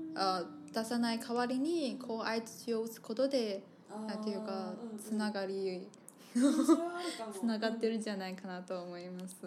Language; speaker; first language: Japanese; non-native, fluent; Chinese